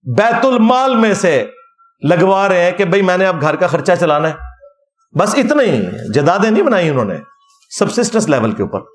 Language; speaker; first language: Urdu; non-native, local second language; Punjabi